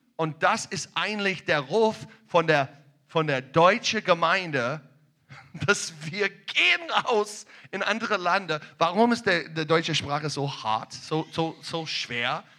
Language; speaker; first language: German; non-native, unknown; English